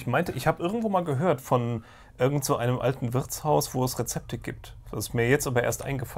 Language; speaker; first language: German; native; German